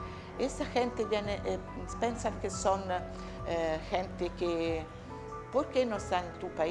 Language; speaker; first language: Spanish; non-native, learner; Italian